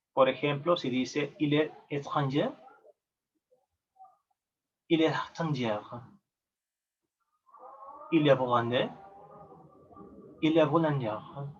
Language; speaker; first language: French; non-native, learner; Spanish